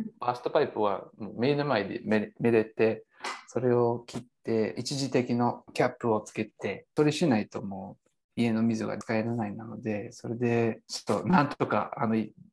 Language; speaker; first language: Japanese; non-native, fluent; English